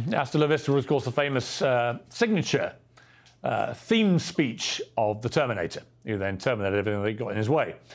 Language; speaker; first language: English; native; English